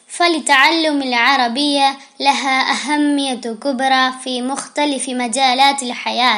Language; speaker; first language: Arabic; non-native, learner; Malayalam